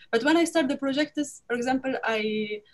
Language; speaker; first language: English; non-native, learner; French